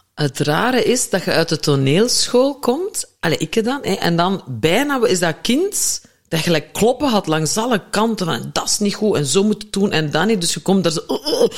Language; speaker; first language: Dutch; native; Dutch